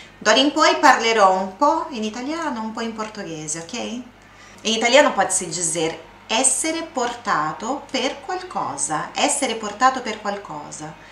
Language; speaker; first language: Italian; non-native, fluent; Portuguese